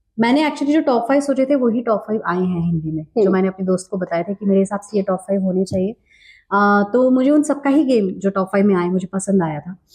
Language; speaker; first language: Hindi; non-native, local second language; Marathi